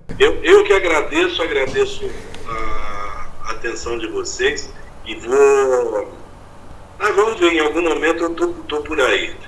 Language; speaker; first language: Portuguese; native; Portuguese